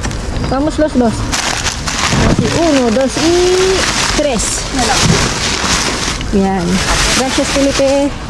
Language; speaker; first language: Spanish; non-native, learner; Filipino